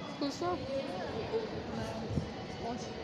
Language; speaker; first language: Russian; non-native, local second language; Azerbaijani